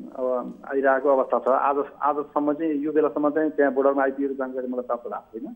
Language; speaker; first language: Nepali; native; Nepali